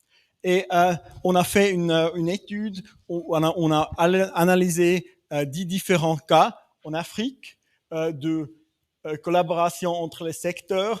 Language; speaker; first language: French; non-native, fluent; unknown